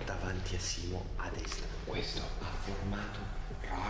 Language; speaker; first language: Italian; native; Italian